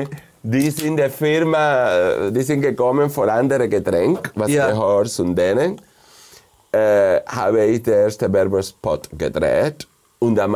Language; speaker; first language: German; non-native, fluent; Spanish